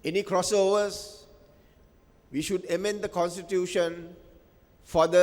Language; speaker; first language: English; non-native, local second language; Sinhala